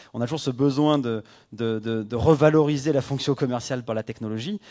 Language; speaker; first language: French; native; French